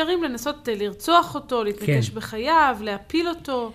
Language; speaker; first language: Hebrew; native; Hebrew